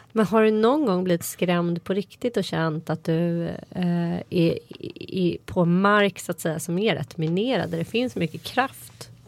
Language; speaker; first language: Swedish; native; Swedish